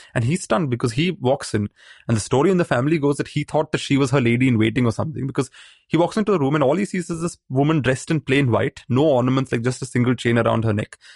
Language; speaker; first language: English; non-native, local second language; Malayalam